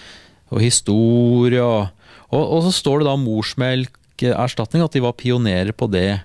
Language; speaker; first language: Norwegian; native; Norwegian